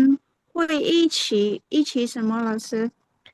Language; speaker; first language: Chinese; non-native, learner; Khmer